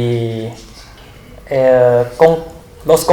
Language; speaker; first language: Spanish; non-native, learner; Chinese